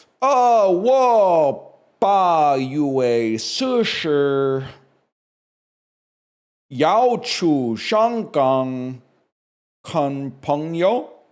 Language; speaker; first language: Chinese; non-native, learner; English